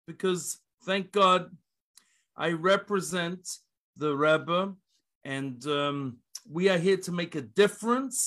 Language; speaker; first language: English; native; English